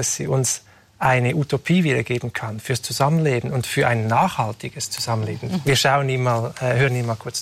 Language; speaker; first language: German; native; German